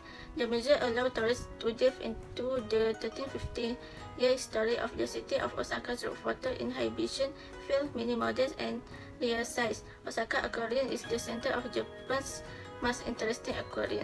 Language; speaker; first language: English; non-native, learner; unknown